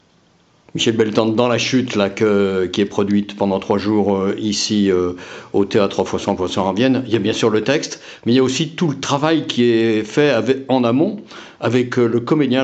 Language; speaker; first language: French; native; French